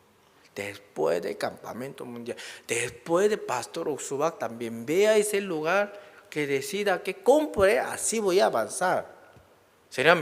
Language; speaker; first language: Spanish; non-native, learner; Korean